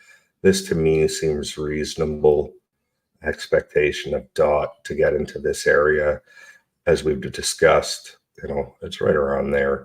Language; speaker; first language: English; native; English